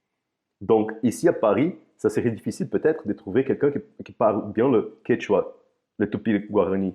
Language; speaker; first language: French; non-native, fluent; Portuguese